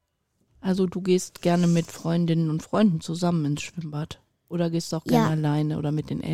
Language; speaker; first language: German; native; German